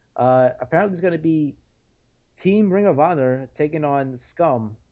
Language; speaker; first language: English; native; English